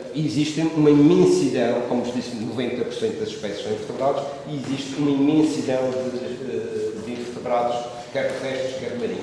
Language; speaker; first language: Portuguese; native; Portuguese